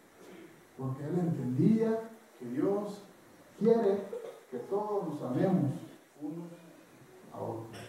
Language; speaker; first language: Spanish; non-native, fluent; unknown